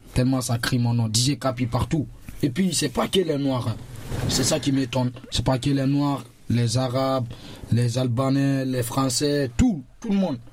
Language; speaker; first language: French; non-native, local second language; Susu